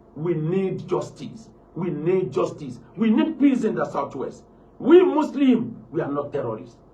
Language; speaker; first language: English; non-native, local second language; Yoruba